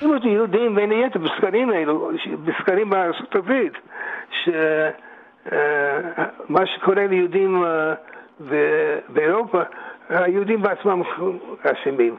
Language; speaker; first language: Hebrew; non-native, fluent; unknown